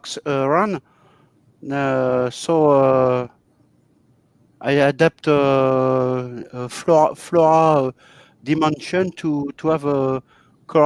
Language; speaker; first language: English; non-native, learner; French